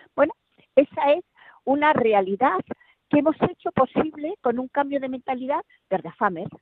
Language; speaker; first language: Spanish; native; Spanish